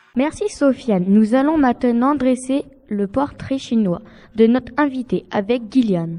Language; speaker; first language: French; native; French